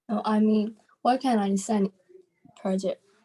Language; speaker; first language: English; non-native, learner; Burmese